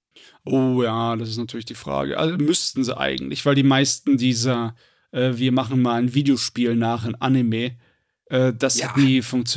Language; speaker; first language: German; native; German